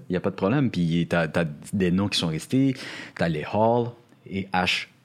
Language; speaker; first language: French; native; French